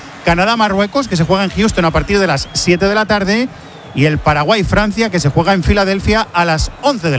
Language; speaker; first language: Spanish; native; Spanish